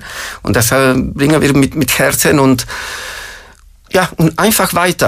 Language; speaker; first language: German; non-native, fluent; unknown